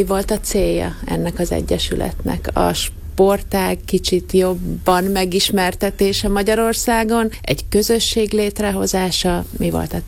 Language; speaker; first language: Hungarian; native; Hungarian